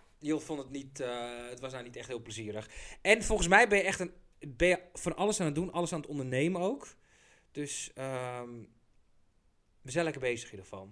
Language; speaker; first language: Dutch; early bilingual, other home language; Persian